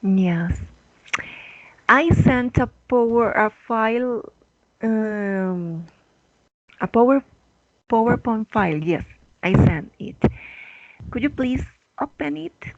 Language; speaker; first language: English; non-native, learner; Spanish